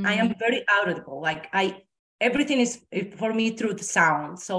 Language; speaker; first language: English; non-native, fluent; Spanish